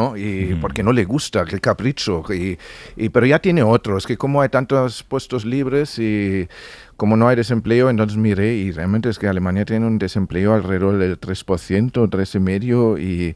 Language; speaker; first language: Spanish; non-native, fluent; German